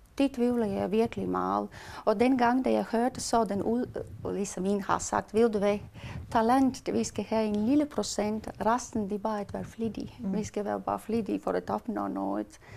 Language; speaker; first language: Danish; non-native, learner; Latvian